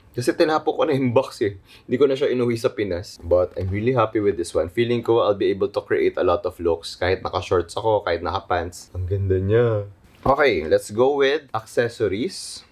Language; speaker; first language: Filipino; native; Filipino